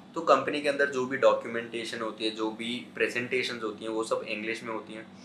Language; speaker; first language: Hindi; native; Hindi